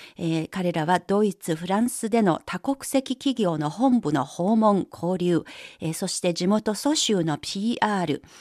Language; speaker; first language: Japanese; non-native, fluent; Chinese